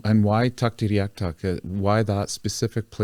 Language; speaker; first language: English; native; English